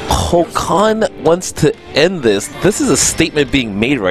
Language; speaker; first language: English; native; English